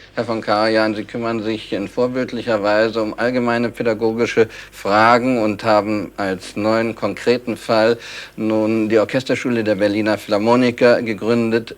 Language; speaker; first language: German; native; German